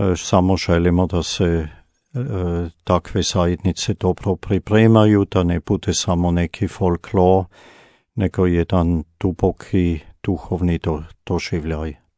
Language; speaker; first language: Croatian; non-native, fluent; German